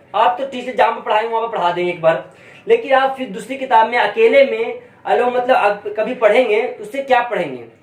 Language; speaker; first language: Hindi; native; Hindi